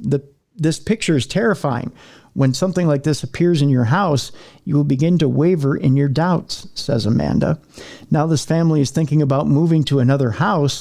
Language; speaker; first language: English; native; English